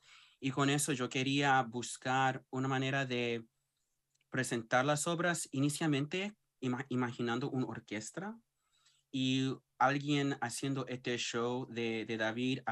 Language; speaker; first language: Spanish; early bilingual, heritage; English